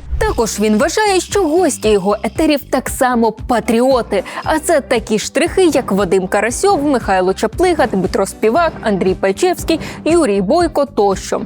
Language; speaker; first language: Ukrainian; native; Ukrainian